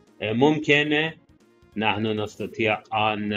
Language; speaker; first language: Arabic; non-native, learner; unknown